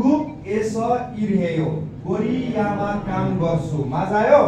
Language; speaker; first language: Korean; non-native, fluent; Nepali